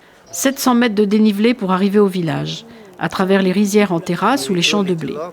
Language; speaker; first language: French; native; French